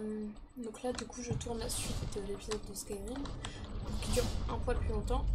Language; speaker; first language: French; native; French